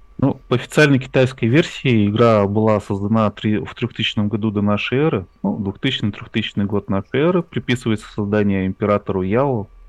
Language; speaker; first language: Russian; native; Russian